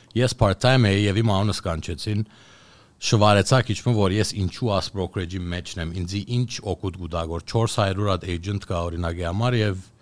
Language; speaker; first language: Armenian; early bilingual, heritage; Armenian